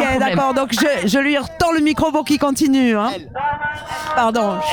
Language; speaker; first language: French; native; French